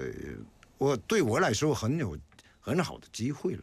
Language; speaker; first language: Chinese; non-native, fluent; Korean